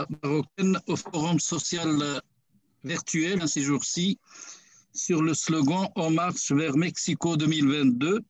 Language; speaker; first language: French; non-native, local second language; Arabic